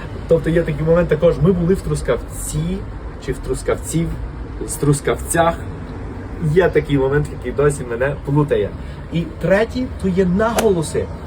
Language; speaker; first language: Ukrainian; non-native, fluent; Spanish